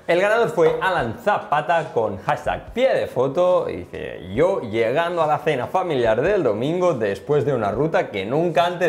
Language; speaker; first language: Spanish; native; Spanish